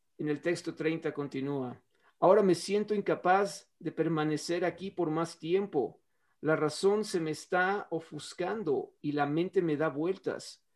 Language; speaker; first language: Spanish; native; Spanish